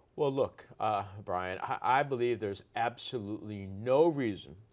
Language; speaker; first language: English; early bilingual, other home language; Spanish